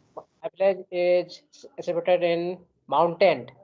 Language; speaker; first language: English; non-native, learner; Hindi